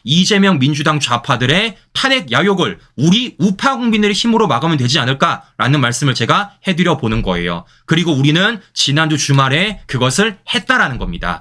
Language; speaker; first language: Korean; native; Korean